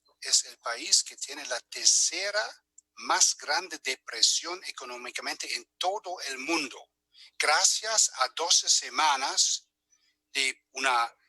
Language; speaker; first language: Spanish; non-native, fluent; German